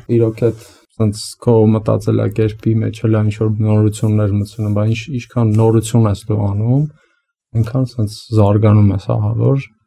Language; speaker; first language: Armenian; native; Armenian